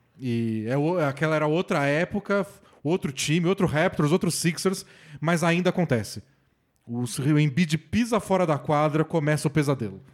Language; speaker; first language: Portuguese; native; Portuguese